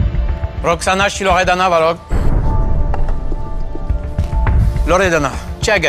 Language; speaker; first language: Romanian; non-native, fluent; French